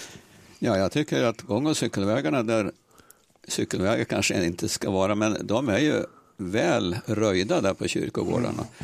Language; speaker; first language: Swedish; native; Swedish